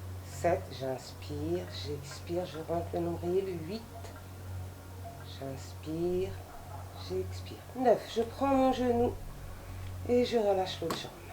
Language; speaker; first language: French; native; French